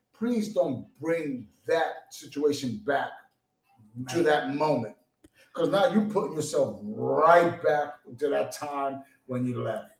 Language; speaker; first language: English; non-native, fluent; Spanish